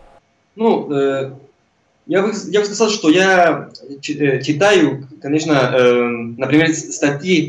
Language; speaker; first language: Russian; non-native, fluent; Spanish